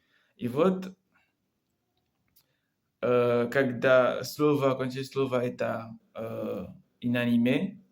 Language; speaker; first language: Russian; non-native, learner; Comorian